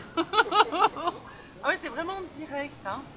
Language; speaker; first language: French; native; French